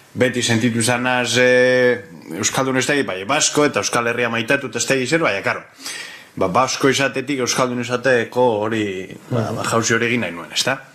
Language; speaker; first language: Basque; non-native, local second language; Spanish